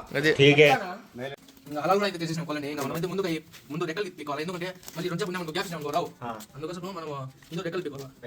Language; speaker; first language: Telugu; non-native, local second language; Urdu